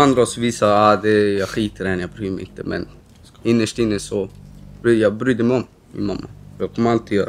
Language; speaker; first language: Swedish; early bilingual, other home language; Romany